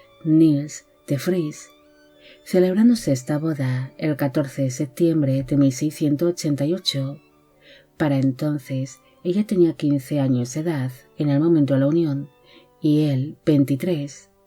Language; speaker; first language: Spanish; native; Spanish